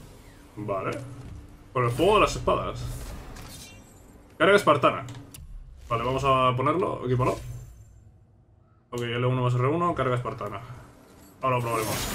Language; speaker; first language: Spanish; native; Spanish